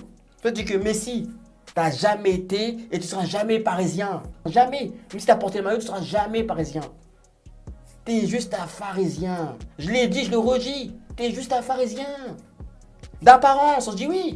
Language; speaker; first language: French; native; French